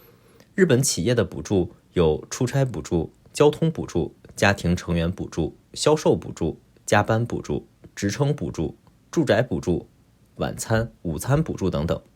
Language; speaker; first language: Chinese; native; Chinese